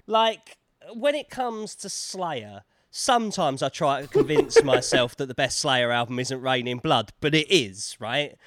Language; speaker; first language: English; native; English